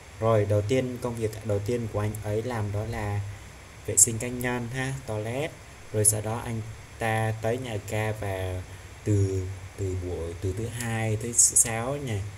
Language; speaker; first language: Vietnamese; non-native, local second language; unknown